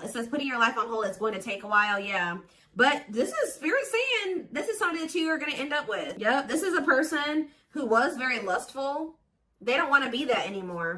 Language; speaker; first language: English; native; English